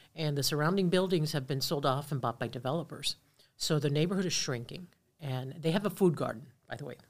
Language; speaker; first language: English; native; English